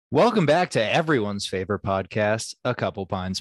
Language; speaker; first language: English; native; English